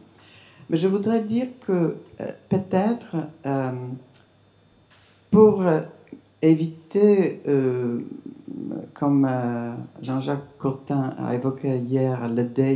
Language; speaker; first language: French; non-native, fluent; English